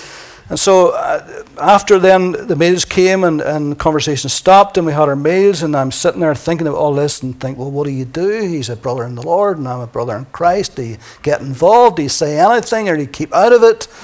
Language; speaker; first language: English; native; English